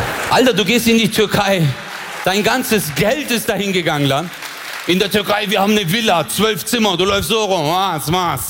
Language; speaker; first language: German; early bilingual, other home language; Turkish